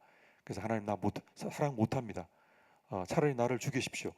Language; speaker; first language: Korean; native; Korean